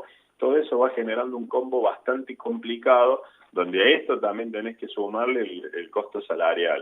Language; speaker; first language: Spanish; native; Spanish